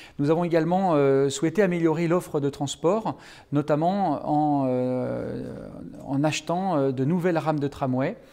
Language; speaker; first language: French; native; French